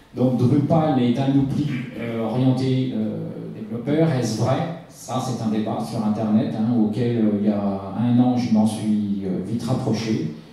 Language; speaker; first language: French; native; French